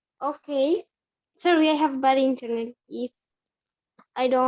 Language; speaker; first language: English; non-native, learner; Spanish